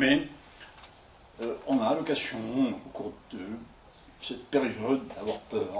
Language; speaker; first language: French; native; French